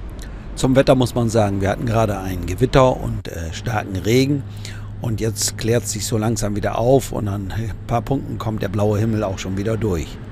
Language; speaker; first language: German; native; German